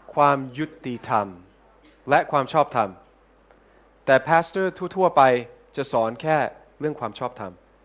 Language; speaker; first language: Thai; non-native, fluent; English